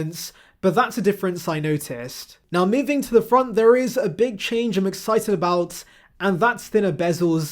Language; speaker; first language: English; native; English